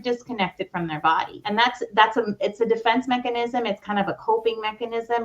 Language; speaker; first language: English; native; English